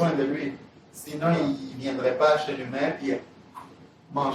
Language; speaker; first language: French; native; French